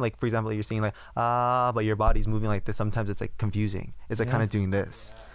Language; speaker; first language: English; early bilingual, other home language; Korean